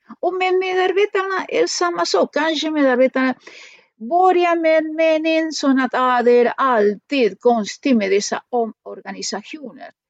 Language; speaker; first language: Swedish; non-native, fluent; Spanish